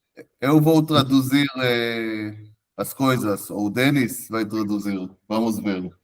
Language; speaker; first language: Portuguese; non-native, fluent; Hebrew